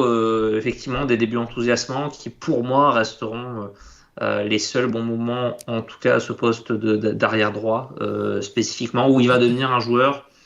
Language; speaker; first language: French; native; French